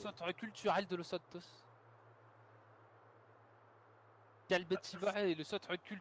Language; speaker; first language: French; native; French